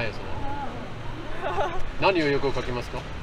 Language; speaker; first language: Japanese; non-native, learner; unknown